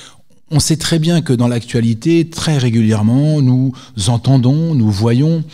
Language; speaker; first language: French; native; French